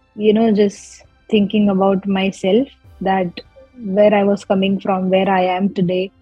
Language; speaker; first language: English; non-native, local second language; Gujarati